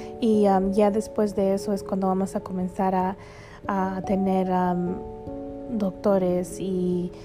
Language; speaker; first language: Spanish; early bilingual, heritage; Spanish